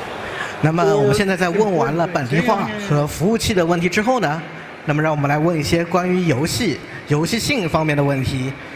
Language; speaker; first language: Chinese; native; Chinese